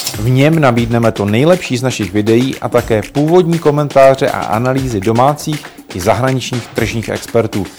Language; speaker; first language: Czech; native; Czech